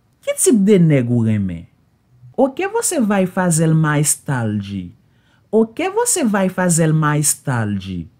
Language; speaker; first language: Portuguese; non-native, learner; Haitian Creole